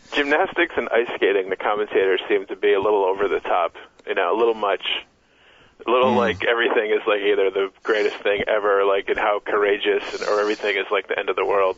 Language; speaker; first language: English; native; English